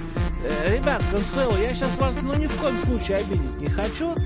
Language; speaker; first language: Russian; native; Russian